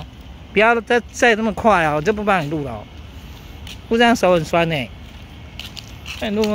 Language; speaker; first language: Chinese; native; Chinese